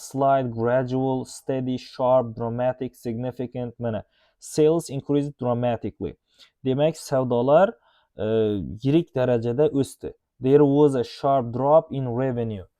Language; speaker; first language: English; non-native, fluent; Uzbek